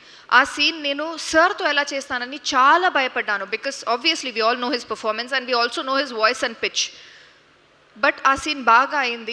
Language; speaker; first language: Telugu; non-native, local second language; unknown